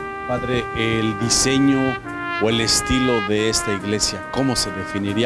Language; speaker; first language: Spanish; native; Spanish